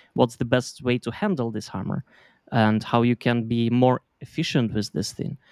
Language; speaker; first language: English; non-native, fluent; Belarusian